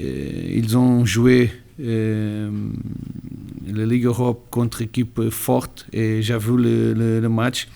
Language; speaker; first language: French; non-native, learner; Portuguese